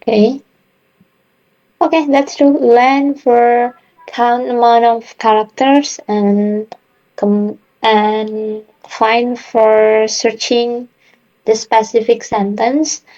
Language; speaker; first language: English; non-native, learner; Indonesian